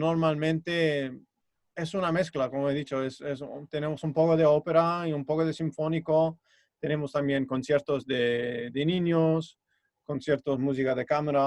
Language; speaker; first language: Spanish; non-native, fluent; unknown